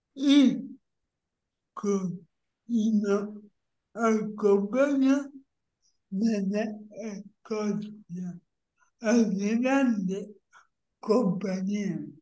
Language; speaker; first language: Spanish; native; Spanish